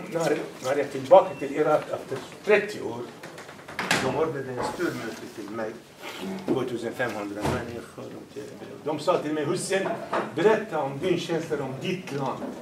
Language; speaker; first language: Swedish; non-native, fluent; Arabic